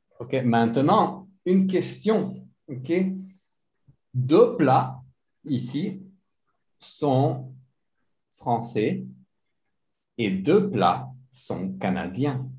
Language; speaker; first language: French; non-native, fluent; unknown